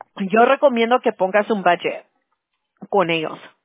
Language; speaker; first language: Spanish; early bilingual, heritage; Spanish